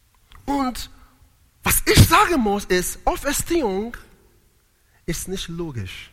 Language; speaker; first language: German; non-native, learner; Italian